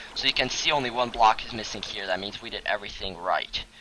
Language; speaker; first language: English; non-native, fluent; Russian